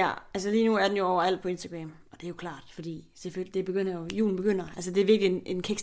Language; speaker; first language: Danish; native; Danish